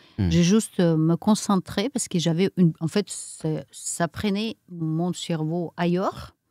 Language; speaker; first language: French; non-native, fluent; Romanian